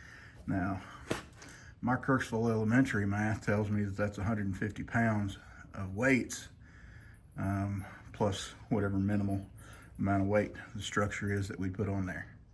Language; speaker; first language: English; native; English